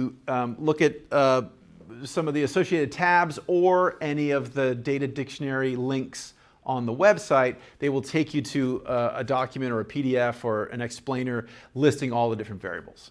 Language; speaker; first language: English; native; English